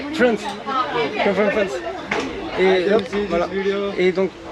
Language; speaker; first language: French; native; French